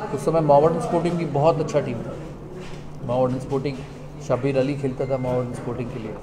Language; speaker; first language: Hindi; non-native, local second language; Bangla